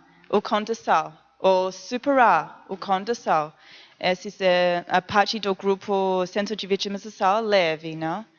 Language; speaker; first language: Portuguese; non-native, learner; English